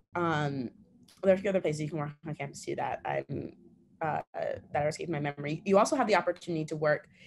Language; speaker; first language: English; native; English